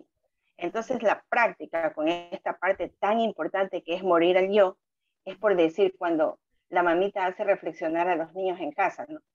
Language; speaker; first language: Spanish; native; Spanish